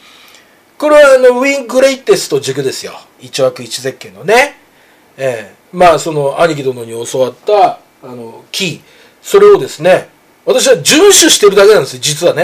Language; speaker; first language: Japanese; native; Japanese